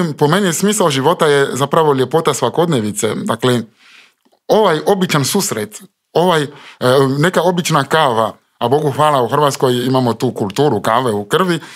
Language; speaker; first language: Croatian; non-native, fluent; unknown